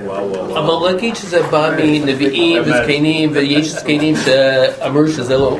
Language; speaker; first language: Hebrew; non-native, fluent; English